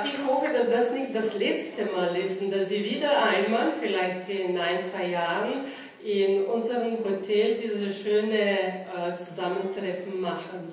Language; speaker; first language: German; non-native, fluent; Slovenian